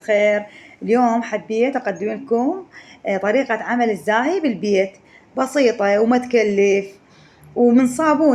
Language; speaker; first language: Arabic; native; Arabic